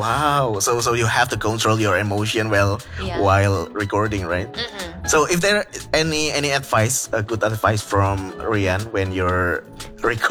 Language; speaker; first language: English; non-native, fluent; Indonesian